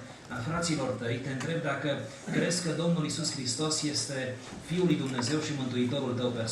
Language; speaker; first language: Romanian; native; Romanian